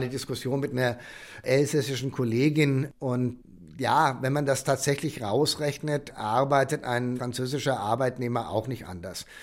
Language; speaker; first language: German; native; German